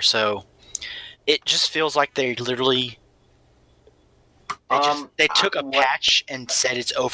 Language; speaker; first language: English; native; English